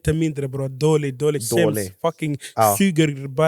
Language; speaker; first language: Swedish; non-native, fluent; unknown